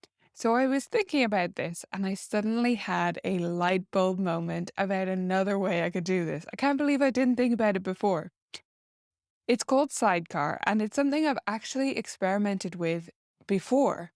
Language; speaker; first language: English; native; English